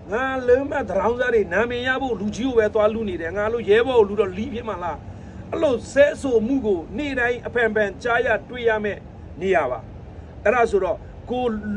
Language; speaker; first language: Burmese; non-native, local second language; Nepali